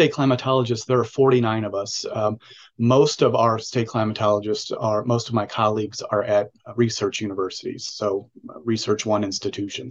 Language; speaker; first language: English; native; English